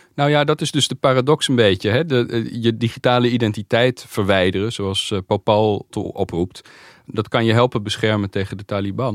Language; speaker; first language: Dutch; native; Dutch